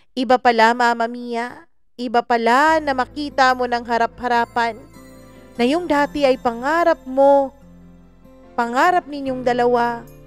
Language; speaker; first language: Filipino; non-native, local second language; Cebuano